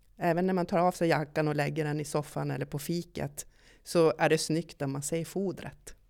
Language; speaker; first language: Swedish; native; Swedish